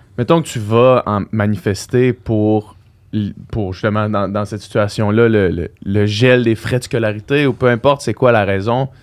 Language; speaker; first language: French; native; French